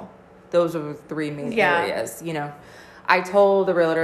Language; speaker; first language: English; native; English